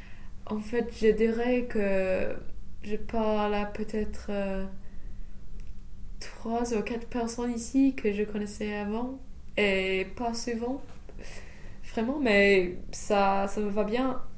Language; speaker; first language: French; non-native, fluent; English